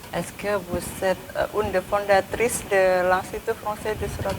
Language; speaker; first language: French; non-native, fluent; Indonesian